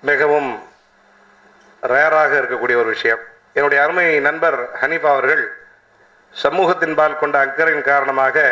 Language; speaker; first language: Tamil; native; Tamil